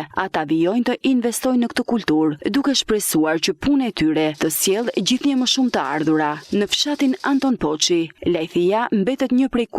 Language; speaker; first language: Albanian; native; Albanian